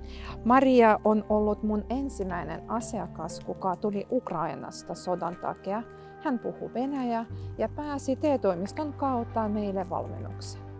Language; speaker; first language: Finnish; non-native, fluent; Russian